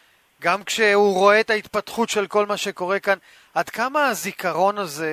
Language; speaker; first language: Hebrew; native; Hebrew